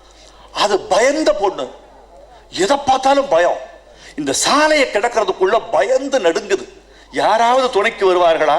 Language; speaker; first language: Tamil; native; Tamil